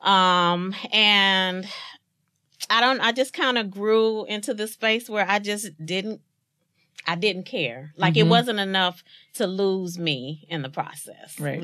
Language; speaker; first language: English; native; English